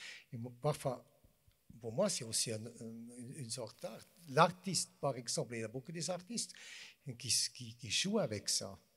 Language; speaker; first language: French; non-native, fluent; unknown